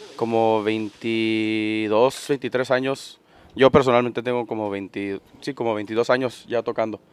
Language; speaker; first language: Spanish; native; Spanish